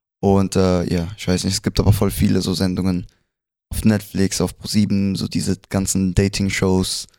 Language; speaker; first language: German; early bilingual, other home language; Spanish